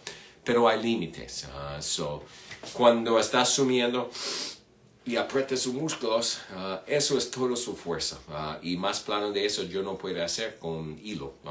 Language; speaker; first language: Spanish; non-native, fluent; English